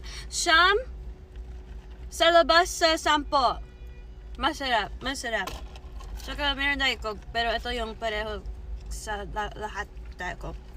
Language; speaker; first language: Filipino; non-native, learner; English